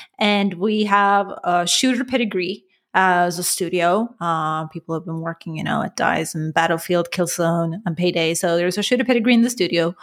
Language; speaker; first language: English; non-native, fluent; Persian